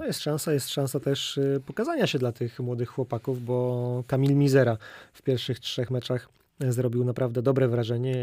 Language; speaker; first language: Polish; native; Polish